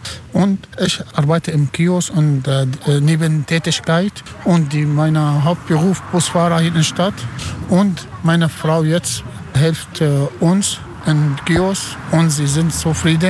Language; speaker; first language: German; non-native, learner; Arabic